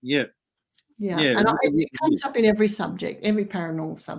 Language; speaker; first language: English; native; English